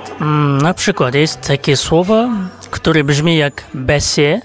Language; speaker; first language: Polish; non-native, fluent; Kazakh